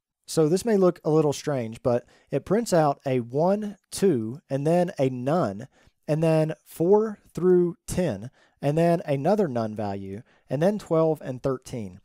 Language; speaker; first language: English; native; English